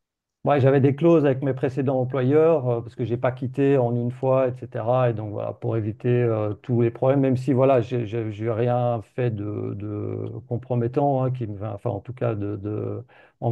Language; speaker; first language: French; native; French